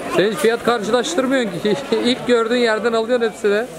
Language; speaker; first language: Turkish; native; Turkish